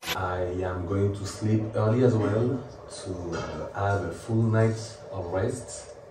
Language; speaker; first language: English; non-native, fluent; French